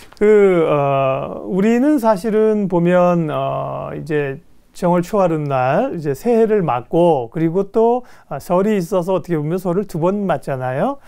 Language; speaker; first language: Korean; native; Korean